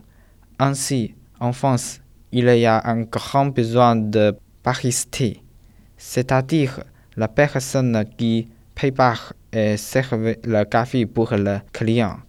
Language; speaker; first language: French; non-native, learner; Chinese